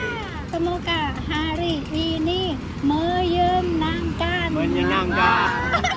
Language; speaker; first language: Indonesian; non-native, learner; Thai